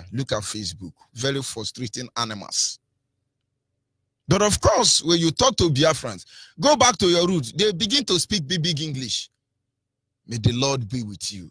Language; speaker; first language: English; non-native, local second language; Igbo